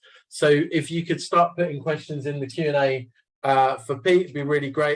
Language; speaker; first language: English; native; English